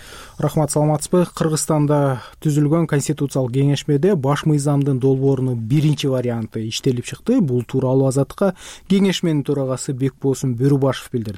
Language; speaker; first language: Kyrgyz; native; Kyrgyz